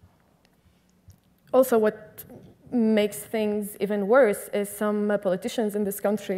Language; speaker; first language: English; non-native, fluent; Arabic